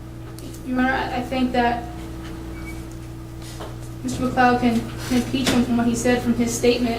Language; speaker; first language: English; native; English